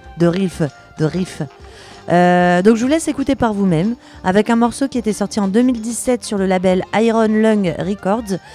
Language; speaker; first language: French; native; French